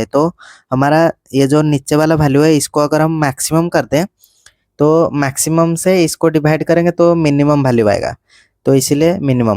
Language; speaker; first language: Hindi; native; Hindi